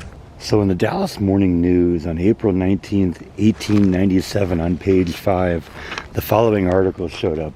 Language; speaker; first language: English; native; English